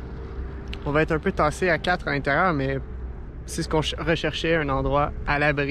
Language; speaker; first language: French; native; French